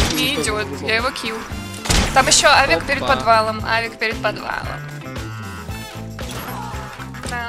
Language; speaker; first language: Russian; native; Russian